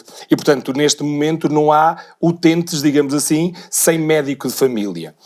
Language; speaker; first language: Portuguese; native; Portuguese